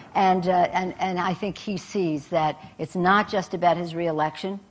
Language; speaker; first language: English; native; English